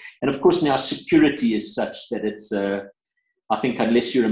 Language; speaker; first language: English; native; English